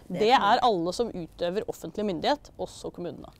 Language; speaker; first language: Norwegian; native; Norwegian